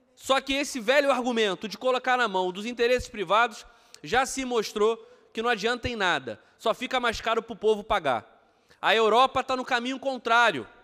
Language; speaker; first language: Portuguese; native; Portuguese